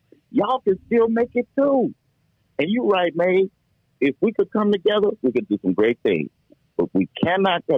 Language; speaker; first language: English; native; English